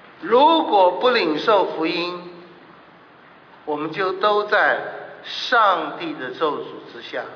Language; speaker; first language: Chinese; native; Chinese